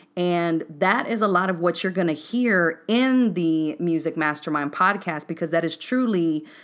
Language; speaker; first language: English; native; English